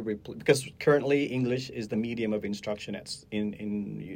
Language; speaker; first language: English; non-native, local second language; Hiligaynon